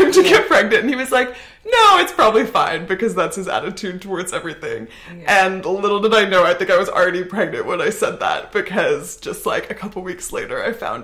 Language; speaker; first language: English; native; English